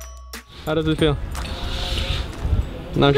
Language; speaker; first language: English; non-native, fluent; Swedish